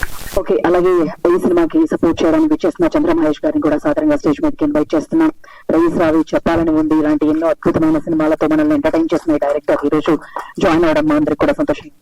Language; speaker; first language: Telugu; native; Telugu